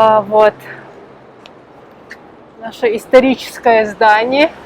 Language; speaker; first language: Russian; non-native, local second language; Kyrgyz